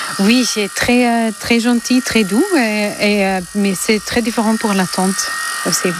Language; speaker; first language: French; non-native, fluent; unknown